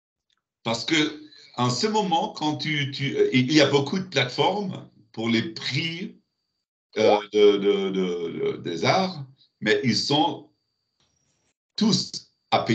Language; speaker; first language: French; non-native, learner; German